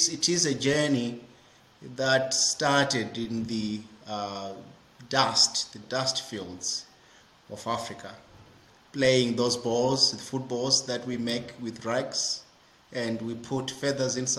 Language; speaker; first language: English; non-native, local second language; Shona